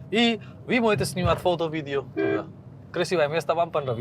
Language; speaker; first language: Russian; non-native, learner; Hindi